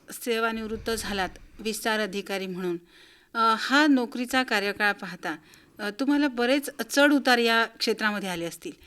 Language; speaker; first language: Marathi; native; Marathi